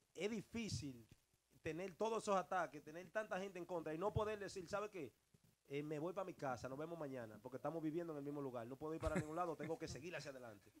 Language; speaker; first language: Spanish; early bilingual, heritage; Spanish